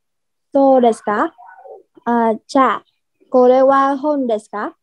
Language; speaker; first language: Japanese; non-native, learner; Vietnamese